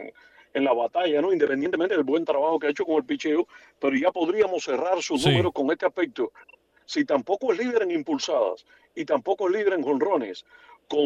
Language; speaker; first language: Spanish; native; Spanish